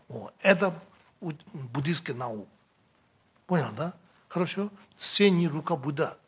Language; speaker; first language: Russian; non-native, learner; Tibetan